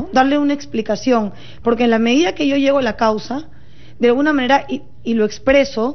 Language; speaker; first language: Spanish; native; Spanish